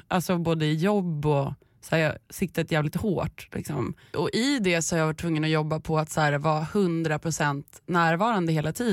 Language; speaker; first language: Swedish; native; Swedish